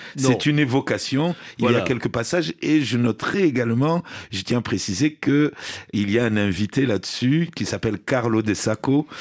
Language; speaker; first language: French; native; French